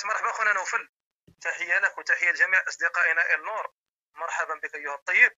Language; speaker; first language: Arabic; native; Arabic